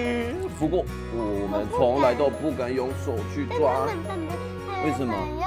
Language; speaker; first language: Chinese; non-native, fluent; Swedish